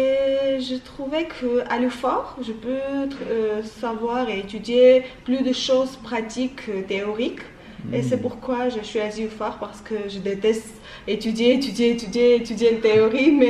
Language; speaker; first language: French; non-native, learner; Armenian